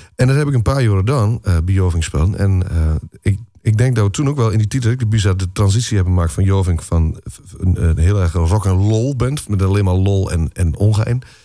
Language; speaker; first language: Dutch; native; Dutch